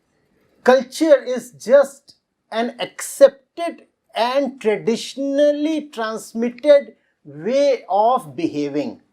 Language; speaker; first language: English; non-native, local second language; Hindi